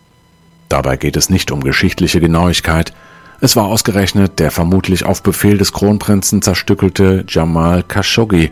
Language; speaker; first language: German; native; German